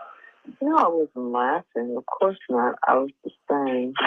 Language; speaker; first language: English; native; English